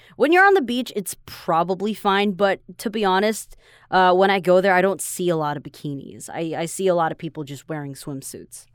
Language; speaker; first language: English; non-native, fluent; Chinese